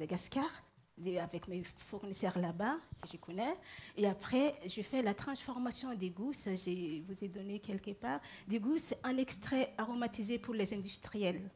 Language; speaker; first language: French; non-native, local second language; Malagasy